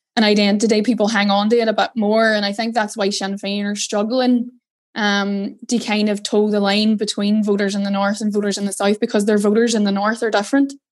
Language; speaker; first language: English; native; English